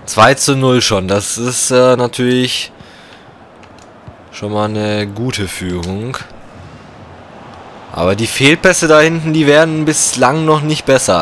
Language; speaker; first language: German; native; German